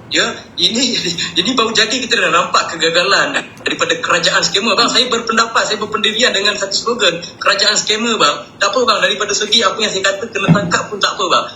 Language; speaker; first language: Malay; non-native, local second language; Tamil